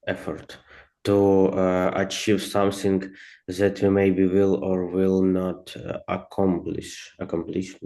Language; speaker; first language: English; non-native, learner; Ukrainian